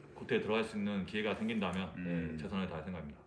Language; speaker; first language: Korean; native; Korean